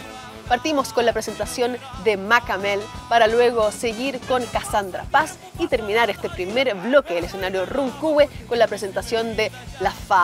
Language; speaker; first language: Spanish; native; Spanish